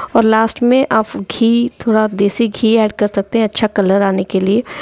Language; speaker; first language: Hindi; non-native, local second language; Odia